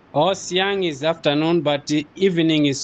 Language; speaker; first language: English; non-native, fluent; Nyanja